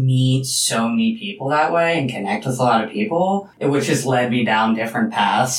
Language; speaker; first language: English; native; English